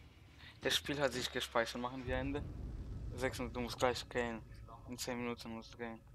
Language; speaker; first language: German; early bilingual, other home language; Polish